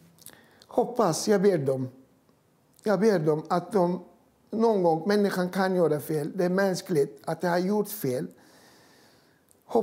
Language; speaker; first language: Swedish; non-native, fluent; Turkish